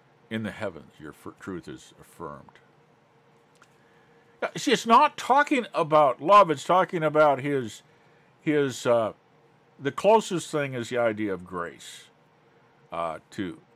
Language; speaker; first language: English; native; English